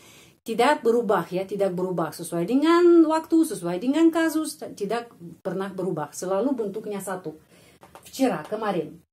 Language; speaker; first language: Indonesian; non-native, fluent; Russian